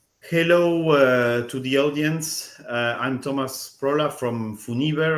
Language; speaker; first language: English; non-native, fluent; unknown